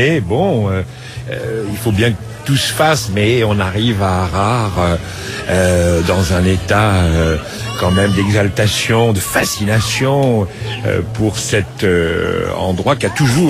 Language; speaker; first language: French; native; French